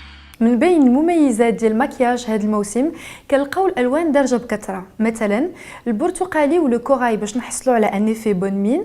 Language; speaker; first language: Arabic; native; Arabic